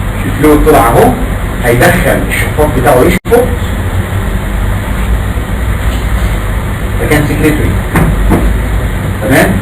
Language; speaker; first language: Arabic; native; Arabic